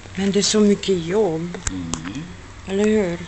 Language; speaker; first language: Swedish; non-native, learner; Russian